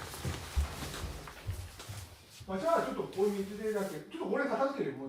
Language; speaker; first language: Japanese; native; Japanese